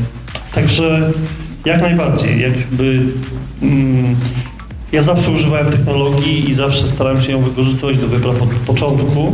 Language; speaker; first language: Polish; native; Polish